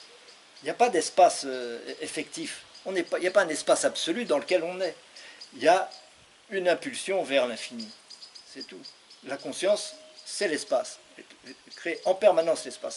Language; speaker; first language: French; native; French